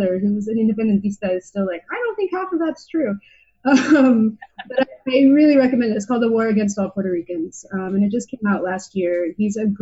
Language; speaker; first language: English; native; English